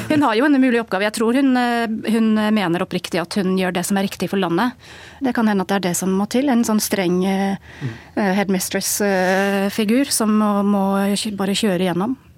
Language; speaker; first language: Norwegian; non-native, fluent; English